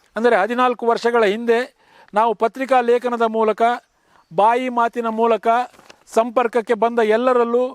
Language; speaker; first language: Kannada; native; Kannada